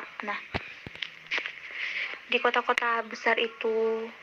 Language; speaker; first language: Indonesian; native; Indonesian